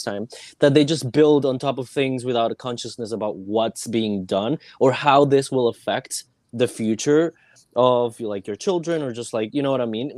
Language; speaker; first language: English; non-native, fluent; Spanish